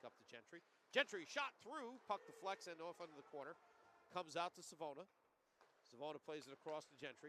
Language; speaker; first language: English; native; English